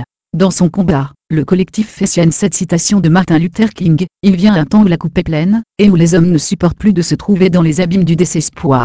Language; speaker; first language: French; native; French